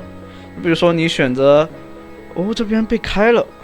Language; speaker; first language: Chinese; native; Chinese